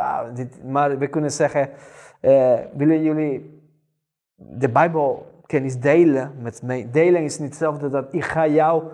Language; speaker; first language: Dutch; non-native, fluent; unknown